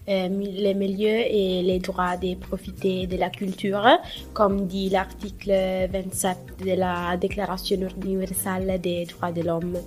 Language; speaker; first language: French; non-native, learner; Italian